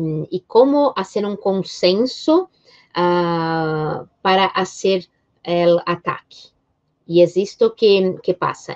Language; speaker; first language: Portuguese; non-native, fluent; Spanish